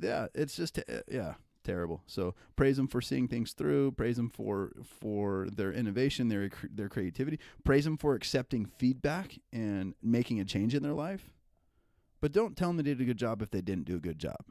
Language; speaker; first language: English; native; English